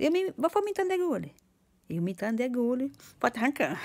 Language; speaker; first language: Swedish; non-native, learner; Portuguese